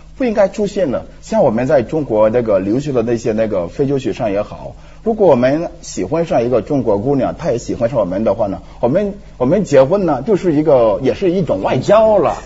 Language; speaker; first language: Chinese; non-native, fluent; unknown